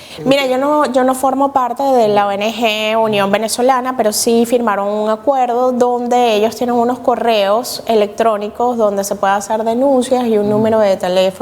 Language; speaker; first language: Spanish; native; Spanish